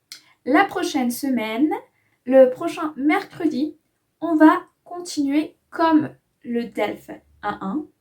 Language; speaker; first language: French; non-native, fluent; Spanish